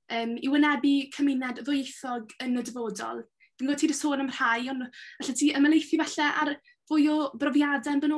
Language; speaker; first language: Welsh; native; Welsh